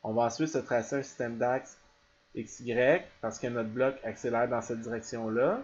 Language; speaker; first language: French; native; French